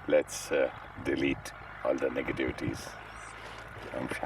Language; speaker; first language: English; non-native, local second language; Hindi